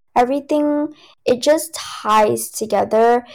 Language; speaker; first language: English; early bilingual, other home language; Cantonese